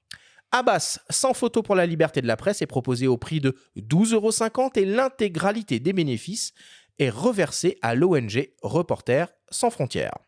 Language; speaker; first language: French; native; French